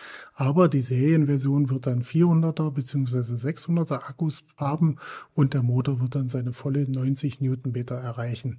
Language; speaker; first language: German; native; German